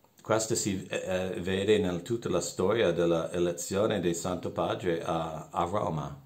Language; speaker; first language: Italian; non-native, fluent; English